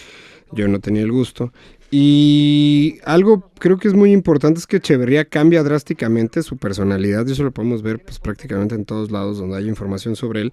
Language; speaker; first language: Spanish; native; Spanish